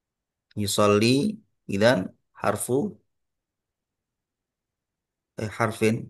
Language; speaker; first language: Arabic; non-native, fluent; Indonesian